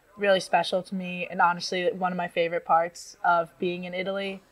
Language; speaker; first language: English; native; English